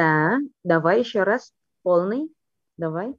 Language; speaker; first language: Russian; non-native, fluent; Indonesian